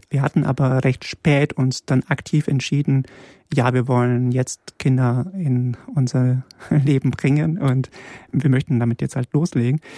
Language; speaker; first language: German; early bilingual, other home language; Polish